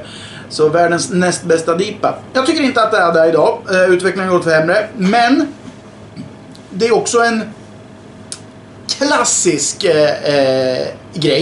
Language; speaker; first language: Swedish; native; Swedish